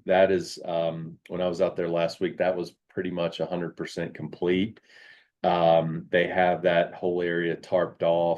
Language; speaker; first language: English; native; English